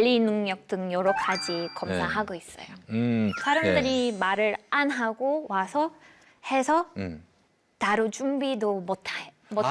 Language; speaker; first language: Korean; non-native, fluent; English